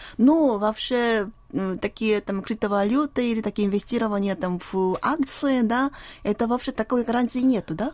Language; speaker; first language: Russian; non-native, fluent; Korean